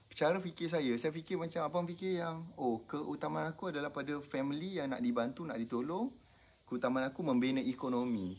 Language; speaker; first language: Malay; native; Malay